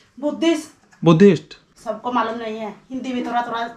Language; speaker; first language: Hindi; non-native, local second language; Chakma